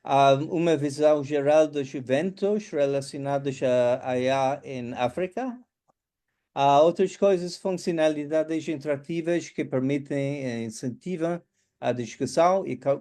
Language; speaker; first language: Portuguese; non-native, fluent; English